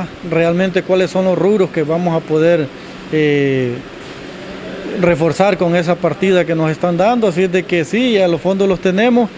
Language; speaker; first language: Spanish; native; Spanish